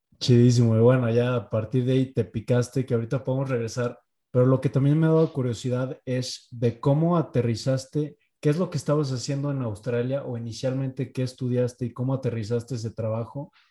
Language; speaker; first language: Spanish; native; Spanish